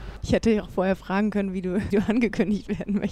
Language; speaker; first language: German; native; German